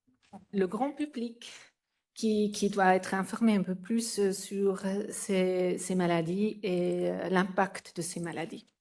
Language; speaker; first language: French; non-native, fluent; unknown